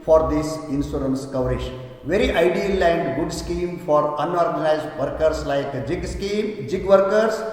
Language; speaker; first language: English; non-native, local second language; Kannada